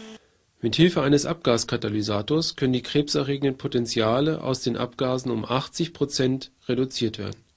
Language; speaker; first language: German; native; German